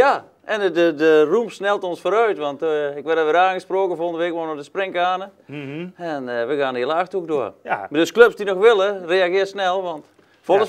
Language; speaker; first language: Dutch; native; Dutch